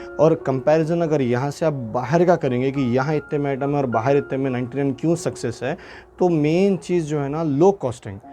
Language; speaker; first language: Hindi; non-native, local second language; Urdu